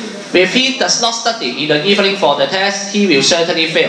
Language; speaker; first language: English; non-native, local second language; Cantonese